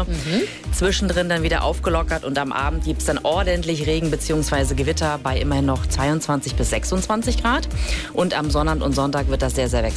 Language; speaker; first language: German; native; German